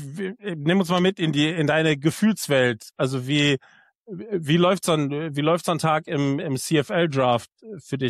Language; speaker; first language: German; native; German